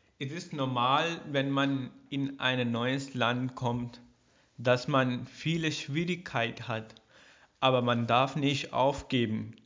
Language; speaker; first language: German; non-native, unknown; Urdu